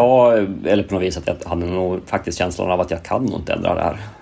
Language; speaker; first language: Swedish; native; Swedish